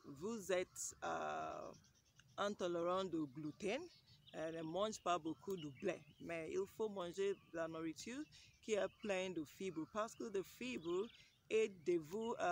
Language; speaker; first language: French; non-native, learner; English